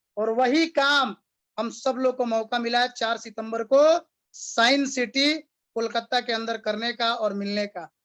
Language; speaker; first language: Hindi; native; Hindi